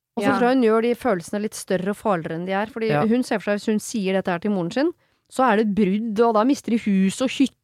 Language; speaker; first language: Norwegian; native; Norwegian